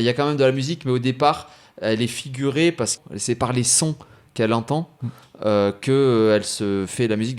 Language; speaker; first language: French; native; French